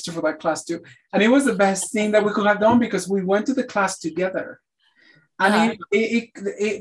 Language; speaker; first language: English; non-native, fluent; Spanish